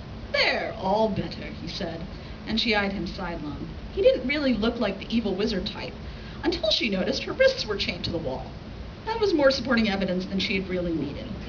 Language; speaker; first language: English; native; English